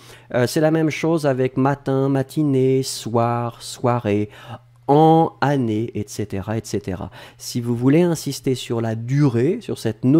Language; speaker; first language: French; native; French